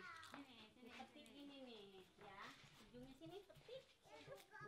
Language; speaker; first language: Indonesian; native; Indonesian